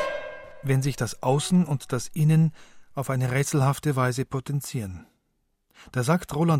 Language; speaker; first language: German; native; German